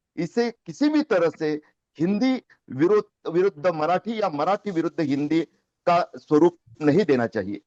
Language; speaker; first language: Hindi; non-native, local second language; Marathi